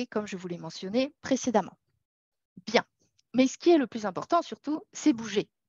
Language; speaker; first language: French; native; French